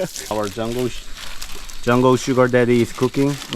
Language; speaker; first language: English; non-native, learner; Korean